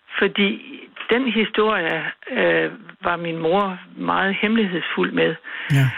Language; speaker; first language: Danish; native; Danish